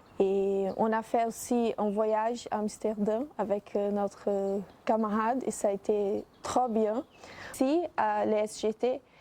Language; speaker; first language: French; non-native, fluent; Portuguese